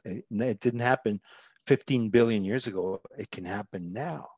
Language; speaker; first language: English; non-native, fluent; Spanish